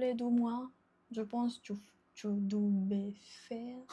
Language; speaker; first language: French; non-native, learner; Japanese